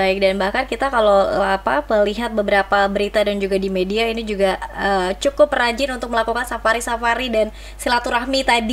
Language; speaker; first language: Indonesian; native; Indonesian